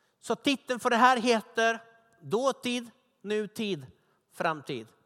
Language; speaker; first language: Swedish; non-native, fluent; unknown